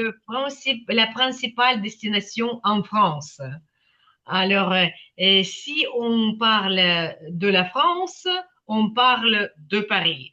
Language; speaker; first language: French; non-native, fluent; Ukrainian